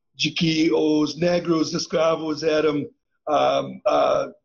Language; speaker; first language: Portuguese; non-native, fluent; English